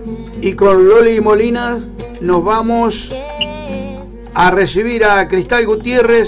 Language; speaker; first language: Spanish; native; Spanish